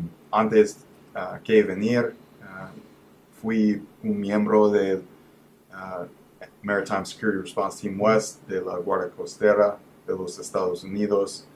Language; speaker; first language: Spanish; non-native, fluent; English